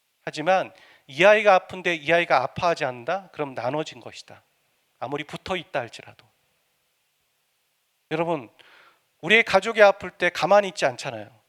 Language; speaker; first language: Korean; native; Korean